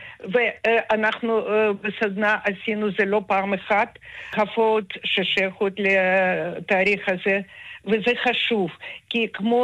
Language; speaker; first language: Hebrew; non-native, fluent; Russian